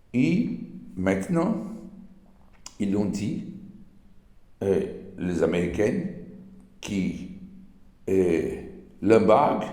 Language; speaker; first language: French; non-native, learner; Portuguese